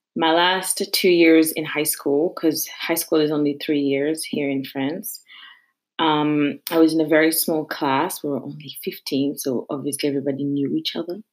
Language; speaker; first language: English; non-native, fluent; French